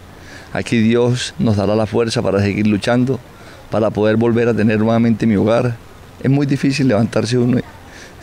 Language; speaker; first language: Spanish; native; Spanish